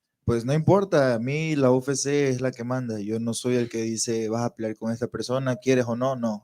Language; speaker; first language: Spanish; native; Spanish